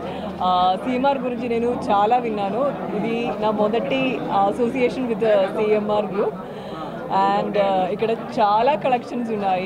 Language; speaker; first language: Telugu; non-native, learner; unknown